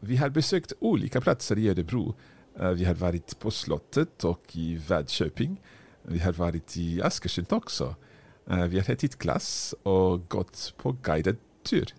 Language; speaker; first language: Swedish; non-native, learner; English